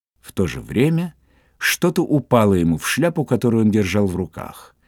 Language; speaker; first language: Russian; native; Russian